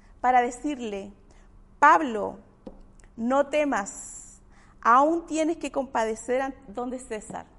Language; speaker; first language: Spanish; native; Spanish